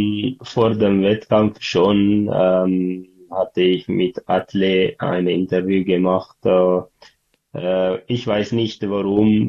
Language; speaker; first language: German; non-native, learner; Tigrinya